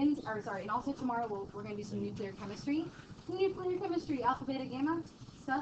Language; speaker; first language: English; native; English